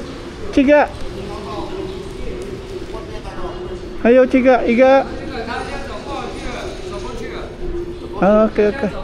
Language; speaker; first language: Chinese; non-native, learner; Filipino